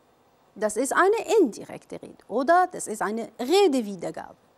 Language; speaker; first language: German; non-native, fluent; Arabic